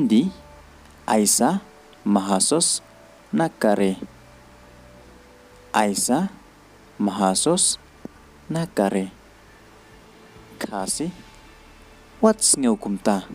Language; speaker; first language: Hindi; non-native, learner; Khasi